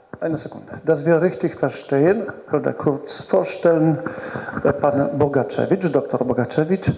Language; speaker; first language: German; non-native, fluent; Polish